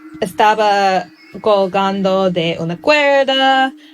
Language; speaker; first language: Spanish; non-native, learner; English